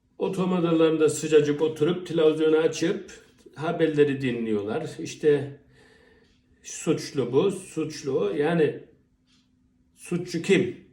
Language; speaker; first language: Turkish; early bilingual, heritage; Turkish